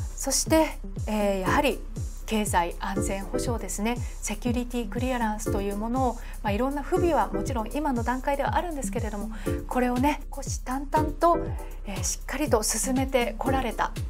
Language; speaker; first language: Japanese; native; Japanese